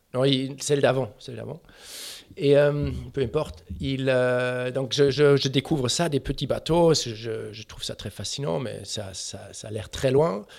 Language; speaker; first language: French; non-native, fluent; German